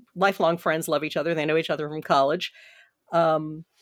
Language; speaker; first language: English; native; English